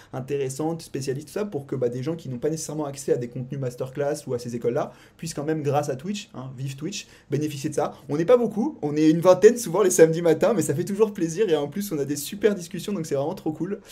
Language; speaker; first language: French; native; French